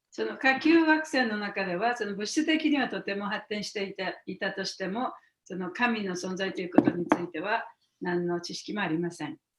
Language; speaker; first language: Japanese; native; Japanese